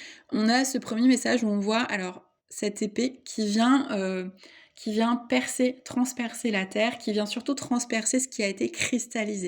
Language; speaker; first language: French; native; French